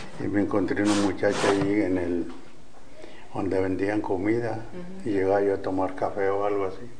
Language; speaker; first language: Spanish; native; Spanish